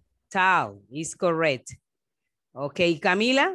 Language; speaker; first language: English; non-native, fluent; Spanish